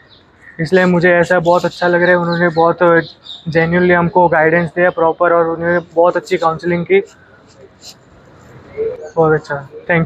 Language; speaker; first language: Hindi; non-native, local second language; Gujarati